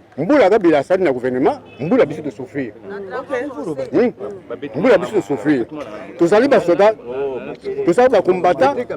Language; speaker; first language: Lingala; non-native, local second language; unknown